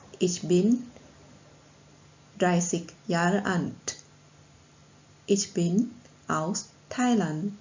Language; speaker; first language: German; non-native, learner; Thai